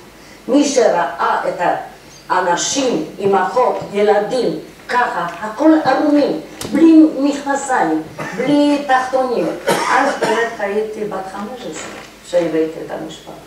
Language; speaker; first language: Hebrew; non-native, fluent; Polish